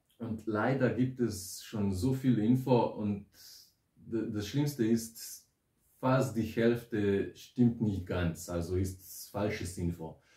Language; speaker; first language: German; non-native, fluent; Slovenian